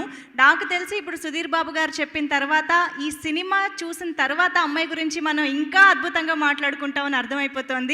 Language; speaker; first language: Telugu; native; Telugu